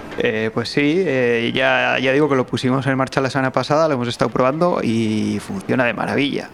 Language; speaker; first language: Spanish; native; Spanish